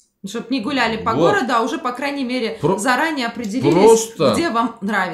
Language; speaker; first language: Russian; native; Russian